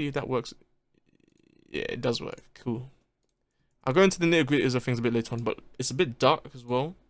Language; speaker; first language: English; native; English